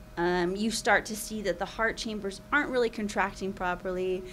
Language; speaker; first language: English; native; English